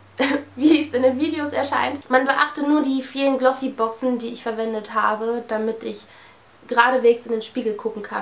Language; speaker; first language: German; native; German